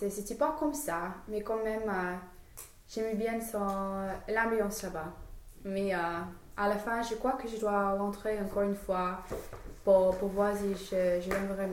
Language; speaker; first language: French; non-native, fluent; English